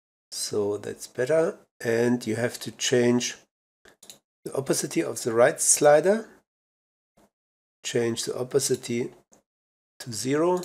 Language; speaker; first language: English; non-native, fluent; German